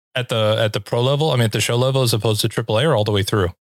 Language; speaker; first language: English; native; English